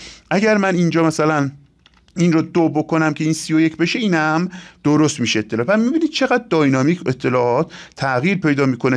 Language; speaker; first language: Persian; native; Persian